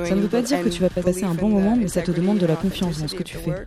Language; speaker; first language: French; non-native, fluent; English